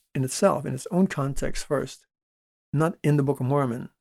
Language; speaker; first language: English; early bilingual, other home language; Dutch